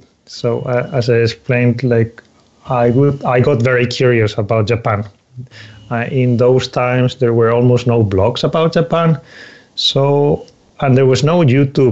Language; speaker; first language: English; non-native, fluent; Spanish